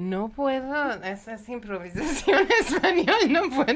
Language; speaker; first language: Spanish; non-native, learner; Persian